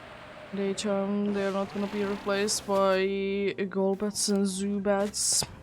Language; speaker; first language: English; non-native, fluent; Finnish